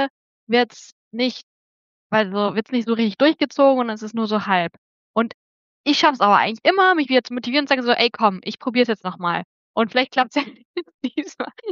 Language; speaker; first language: German; native; German